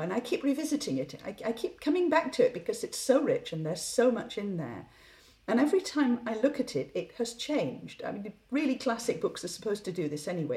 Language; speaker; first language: English; native; English